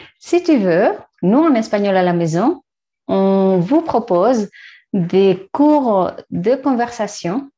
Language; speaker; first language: French; non-native, fluent; Spanish